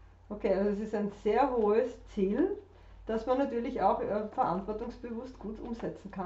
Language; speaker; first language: German; native; German